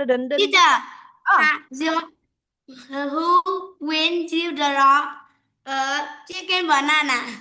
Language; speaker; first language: English; non-native, learner; Vietnamese